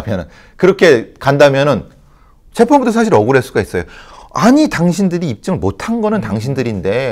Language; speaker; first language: Korean; native; Korean